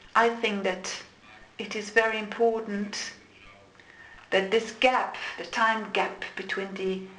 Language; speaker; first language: English; non-native, fluent; Slovenian